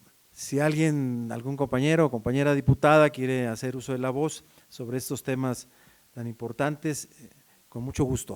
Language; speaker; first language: Spanish; native; Spanish